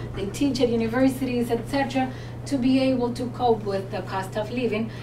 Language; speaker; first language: English; non-native, fluent; Spanish